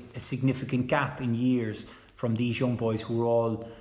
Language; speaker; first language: English; native; English